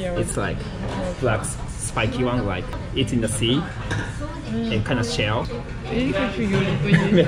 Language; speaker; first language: English; non-native, fluent; Japanese